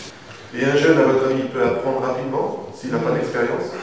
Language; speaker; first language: French; native; French